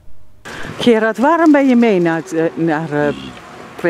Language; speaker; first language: Dutch; native; Dutch